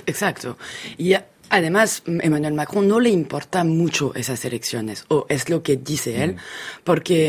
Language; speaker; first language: Spanish; non-native, fluent; French